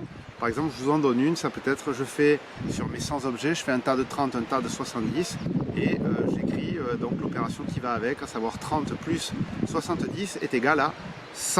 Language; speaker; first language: French; native; French